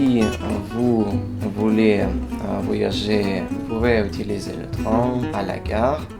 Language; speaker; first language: French; non-native, learner; Ukrainian